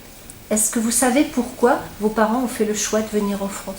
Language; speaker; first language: French; native; French